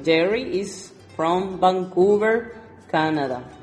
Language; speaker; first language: English; non-native, fluent; Spanish